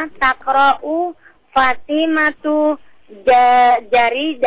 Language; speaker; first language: Arabic; non-native, learner; Indonesian